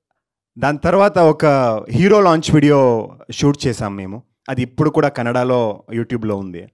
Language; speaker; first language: Telugu; non-native, learner; Kannada